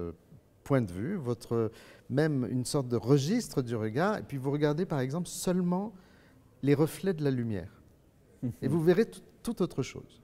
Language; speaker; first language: French; native; French